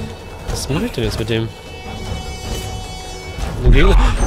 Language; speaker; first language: German; native; German